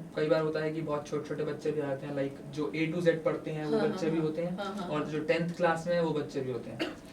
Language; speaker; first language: Hindi; native; Hindi